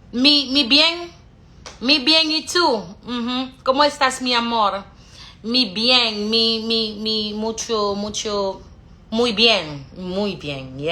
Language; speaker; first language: Spanish; non-native, learner; Haitian Creole